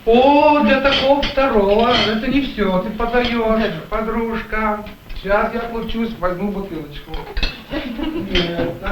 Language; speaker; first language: Russian; native; Russian